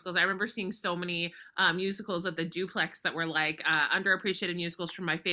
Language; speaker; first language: English; native; English